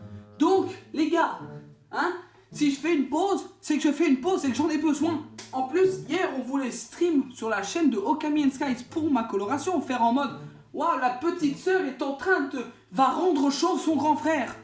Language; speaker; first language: French; native; French